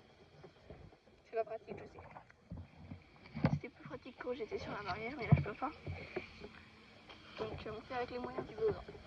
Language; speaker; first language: French; native; French